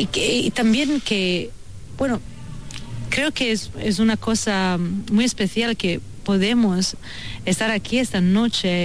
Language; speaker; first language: Spanish; non-native, fluent; Italian